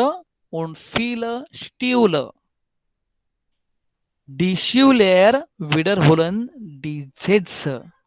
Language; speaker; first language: German; non-native, fluent; Hindi